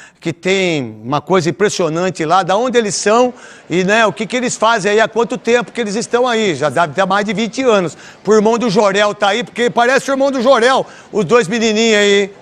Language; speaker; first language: Portuguese; native; Portuguese